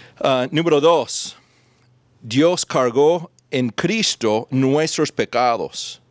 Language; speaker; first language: Spanish; non-native, fluent; English